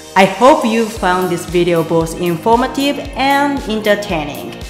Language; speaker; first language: English; non-native, fluent; Japanese